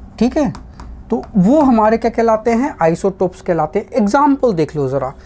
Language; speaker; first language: Hindi; non-native, local second language; Gujarati